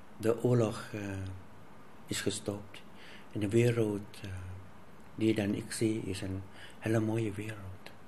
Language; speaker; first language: Dutch; non-native, fluent; Vietnamese